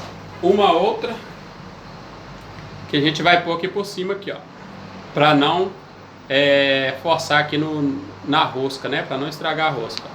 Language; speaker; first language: Portuguese; native; Portuguese